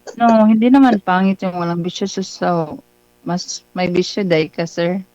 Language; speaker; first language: Filipino; non-native, local second language; Cebuano